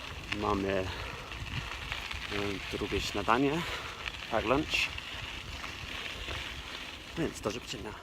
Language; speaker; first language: Polish; non-native, learner; English